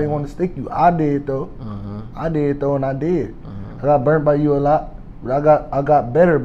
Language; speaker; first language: English; native; English